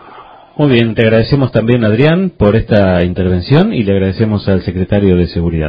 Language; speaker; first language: Spanish; native; Spanish